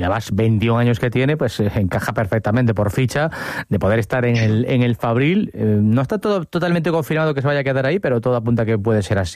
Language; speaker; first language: Spanish; native; Spanish